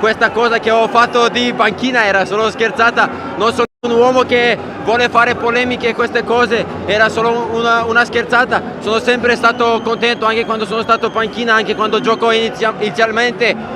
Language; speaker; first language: Italian; non-native, fluent; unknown